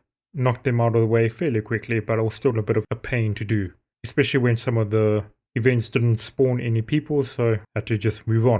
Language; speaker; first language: English; native; English